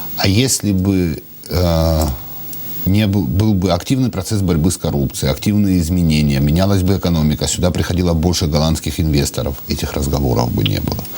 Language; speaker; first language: Russian; non-native, local second language; Georgian